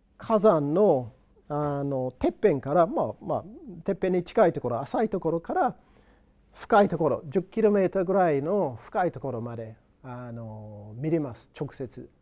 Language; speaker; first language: Japanese; non-native, fluent; English